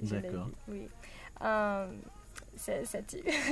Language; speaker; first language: French; non-native, learner; English